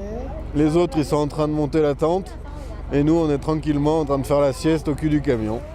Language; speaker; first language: French; native; French